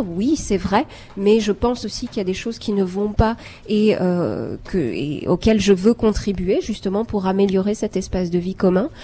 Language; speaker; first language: French; non-native, local second language; Arabic